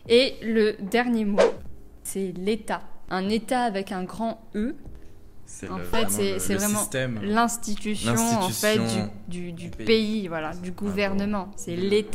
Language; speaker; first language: French; native; French